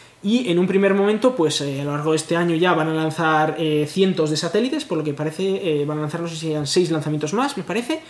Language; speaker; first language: Spanish; native; Spanish